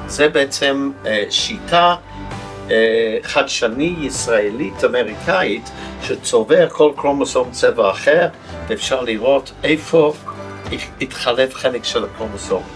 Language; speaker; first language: Hebrew; non-native, fluent; English